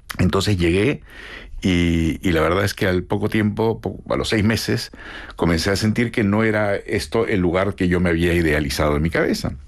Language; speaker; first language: Spanish; native; Spanish